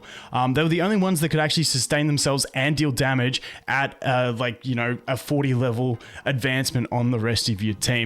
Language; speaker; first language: English; native; English